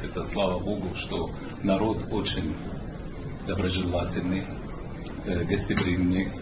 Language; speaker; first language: Russian; non-native, fluent; Arabic